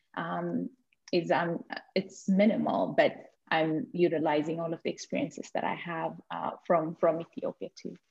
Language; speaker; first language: English; non-native, fluent; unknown